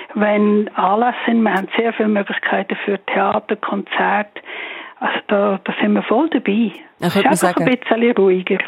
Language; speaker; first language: German; native; German